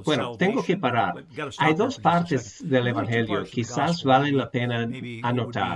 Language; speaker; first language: Spanish; non-native, fluent; English